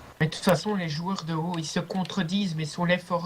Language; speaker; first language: French; native; French